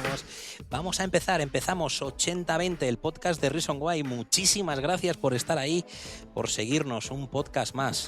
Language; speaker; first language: Spanish; native; Spanish